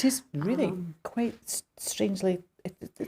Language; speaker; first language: English; native; English